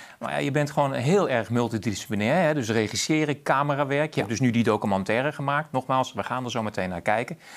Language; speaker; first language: Dutch; native; Dutch